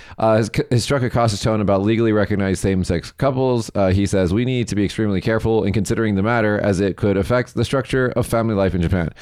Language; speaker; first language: English; native; English